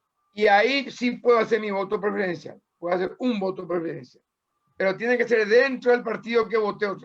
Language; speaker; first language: Spanish; native; Spanish